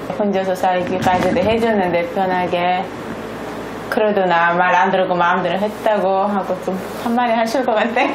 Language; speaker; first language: Korean; non-native, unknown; Uzbek